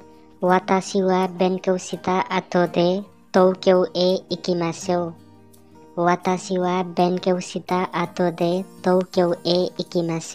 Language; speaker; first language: Japanese; non-native, learner; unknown